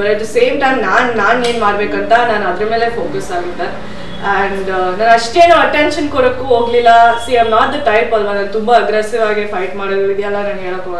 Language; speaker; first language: Kannada; non-native, fluent; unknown